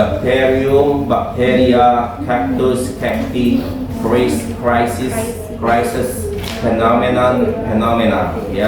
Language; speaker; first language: English; non-native, fluent; Indonesian